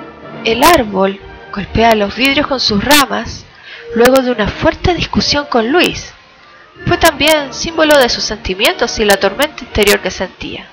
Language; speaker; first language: Spanish; native; Spanish